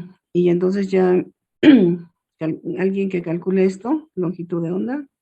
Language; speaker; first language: Spanish; native; Spanish